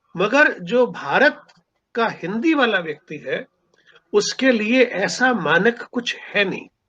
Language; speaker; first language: Hindi; non-native, local second language; Punjabi